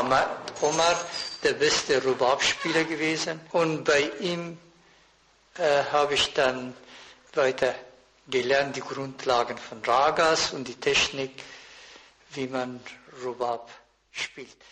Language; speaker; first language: German; non-native, fluent; Persian